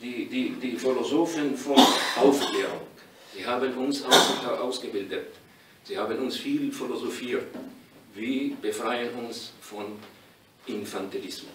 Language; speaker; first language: German; non-native, learner; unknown